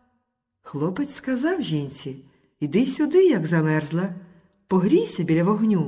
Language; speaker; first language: Ukrainian; native; Ukrainian